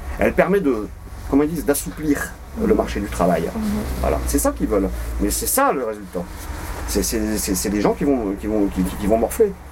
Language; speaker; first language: French; native; French